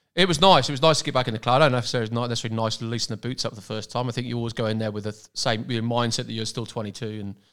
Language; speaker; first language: English; native; English